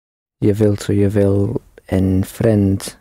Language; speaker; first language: Dutch; non-native, learner; English